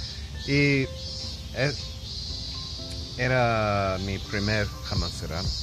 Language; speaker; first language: Spanish; non-native, learner; English